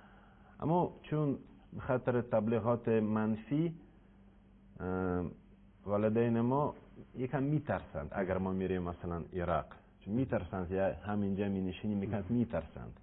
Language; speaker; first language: Persian; non-native, learner; Russian